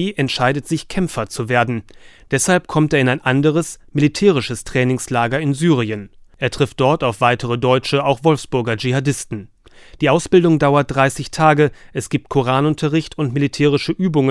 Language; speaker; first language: German; native; German